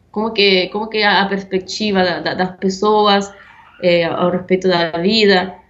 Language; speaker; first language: Portuguese; non-native, fluent; Spanish